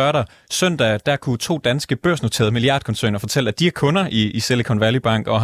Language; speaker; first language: Danish; native; Danish